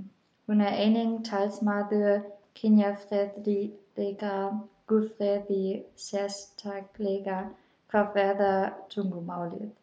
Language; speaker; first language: Icelandic; non-native, learner; German